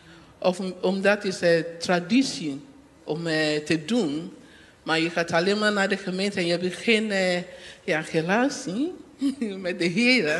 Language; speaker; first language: Dutch; non-native, learner; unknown